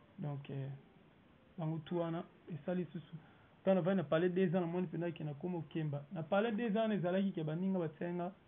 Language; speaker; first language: Lingala; native; Lingala